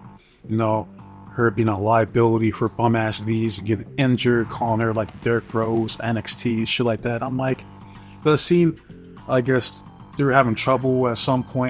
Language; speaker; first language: English; native; English